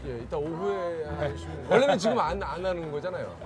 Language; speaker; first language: Korean; native; Korean